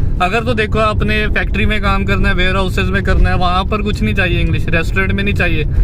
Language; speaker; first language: Hindi; non-native, local second language; Punjabi